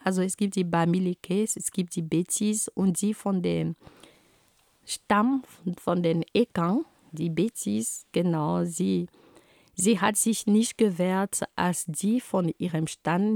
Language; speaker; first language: German; non-native, fluent; Ghomala